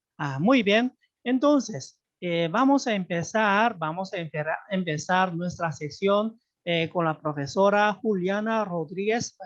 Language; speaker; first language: Spanish; non-native, fluent; Korean